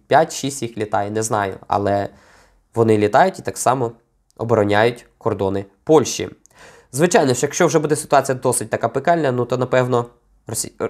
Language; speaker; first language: Ukrainian; native; Ukrainian